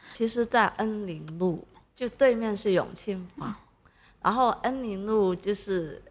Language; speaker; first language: Chinese; non-native, local second language; Cantonese